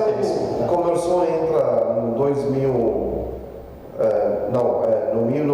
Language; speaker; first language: Portuguese; non-native, learner; Arabic